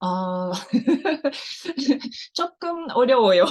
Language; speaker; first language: Korean; non-native, learner; Japanese